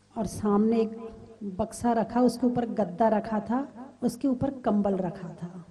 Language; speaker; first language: Hindi; native; Hindi